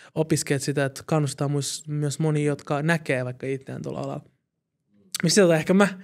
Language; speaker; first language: Finnish; early bilingual, other home language; Somali